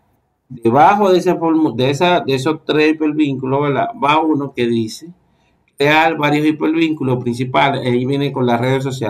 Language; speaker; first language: Spanish; native; Spanish